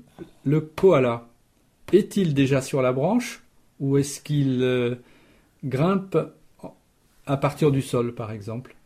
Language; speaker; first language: French; native; French